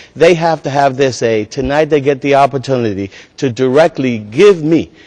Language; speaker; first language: English; early bilingual, other home language; Spanish